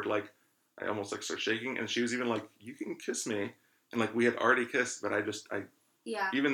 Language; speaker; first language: English; native; English